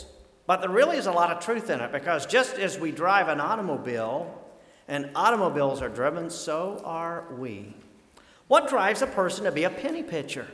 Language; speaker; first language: English; native; English